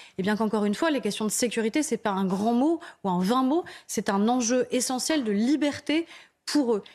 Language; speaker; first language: French; native; French